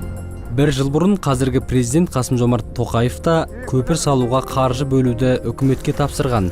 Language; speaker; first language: Kazakh; native; Kazakh